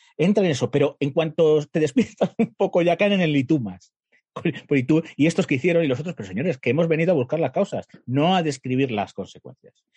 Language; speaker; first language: Spanish; native; Spanish